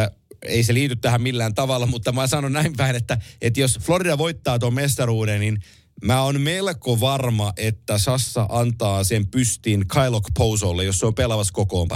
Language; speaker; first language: Finnish; native; Finnish